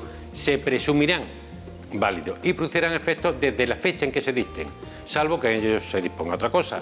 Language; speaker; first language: Spanish; native; Spanish